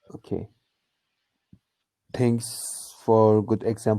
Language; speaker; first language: English; non-native, learner; Turkish